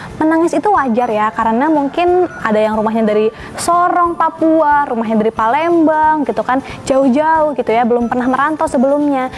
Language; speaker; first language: Indonesian; native; Indonesian